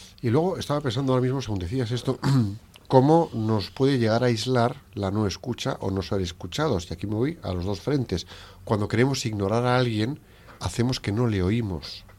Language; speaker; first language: Spanish; native; Spanish